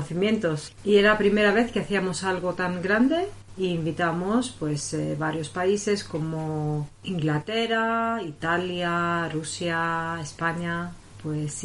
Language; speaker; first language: Spanish; non-native, fluent; Greek